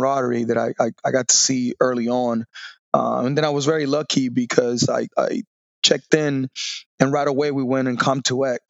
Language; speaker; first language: English; non-native, fluent; Spanish